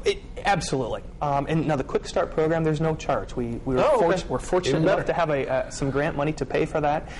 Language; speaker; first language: English; native; English